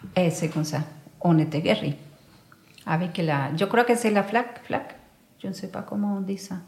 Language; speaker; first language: French; non-native, fluent; Spanish